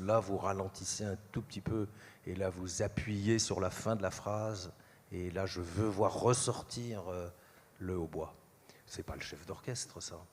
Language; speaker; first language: French; native; French